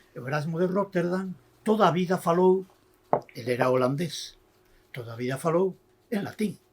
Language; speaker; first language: Galician; native; Galician